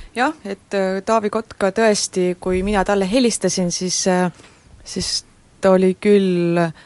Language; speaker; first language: Estonian; non-native, local second language; Russian